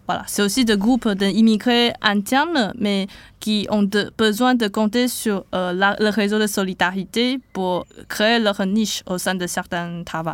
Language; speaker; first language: French; non-native, fluent; Chinese